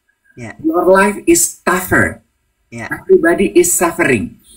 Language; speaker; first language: English; non-native, fluent; Indonesian